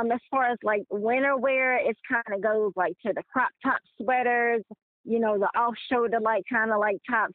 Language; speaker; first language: English; native; English